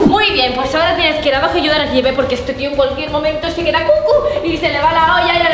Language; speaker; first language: Spanish; native; Spanish